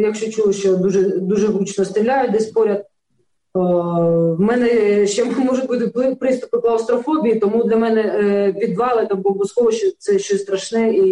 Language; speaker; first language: Ukrainian; native; Ukrainian